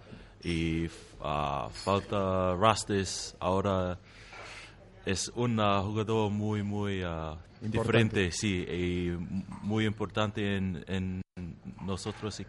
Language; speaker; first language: Spanish; non-native, learner; Tongan